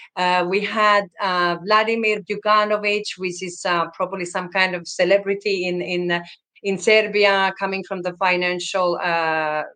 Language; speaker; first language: English; non-native, fluent; Finnish